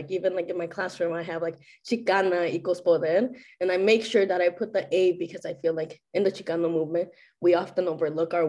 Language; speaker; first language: English; native; English